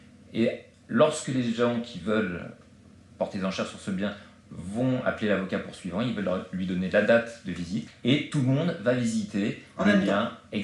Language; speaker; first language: French; native; French